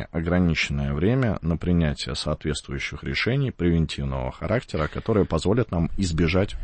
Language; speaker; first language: Russian; native; Russian